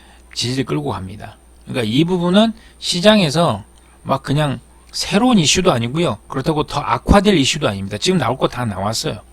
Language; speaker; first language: Korean; native; Korean